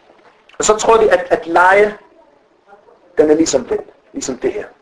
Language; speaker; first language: Danish; non-native, fluent; Arabic